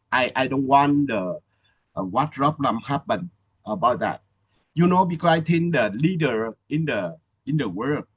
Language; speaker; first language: English; non-native, learner; Vietnamese